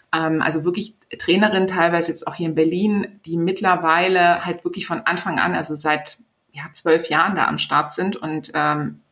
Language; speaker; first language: German; native; German